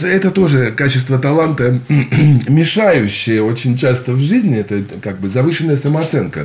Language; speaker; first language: Russian; native; Russian